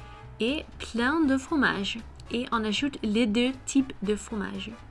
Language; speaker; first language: French; non-native, fluent; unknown